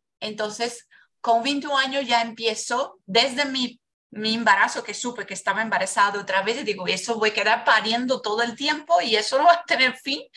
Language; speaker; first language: Spanish; non-native, fluent; Portuguese